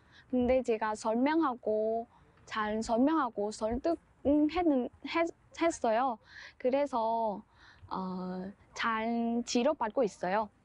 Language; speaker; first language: Korean; non-native, learner; Vietnamese